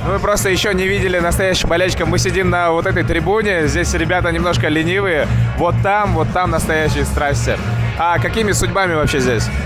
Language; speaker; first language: Russian; non-native, local second language; Kazakh